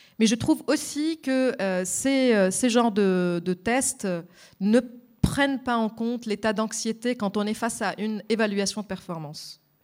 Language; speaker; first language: French; non-native, local second language; Arabic